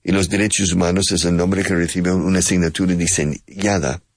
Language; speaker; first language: Spanish; non-native, fluent; English